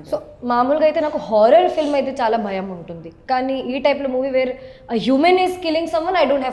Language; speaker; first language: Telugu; non-native, local second language; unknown